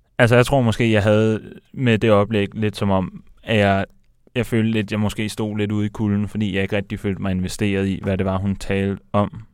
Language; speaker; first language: Danish; native; Danish